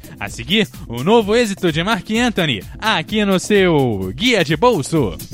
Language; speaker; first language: Portuguese; native; Portuguese